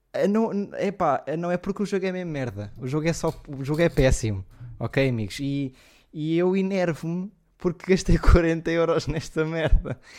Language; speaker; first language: Portuguese; native; Portuguese